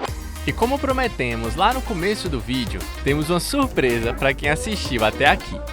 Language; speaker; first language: Portuguese; native; Portuguese